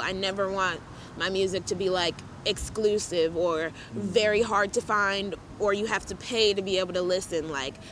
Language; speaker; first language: English; native; English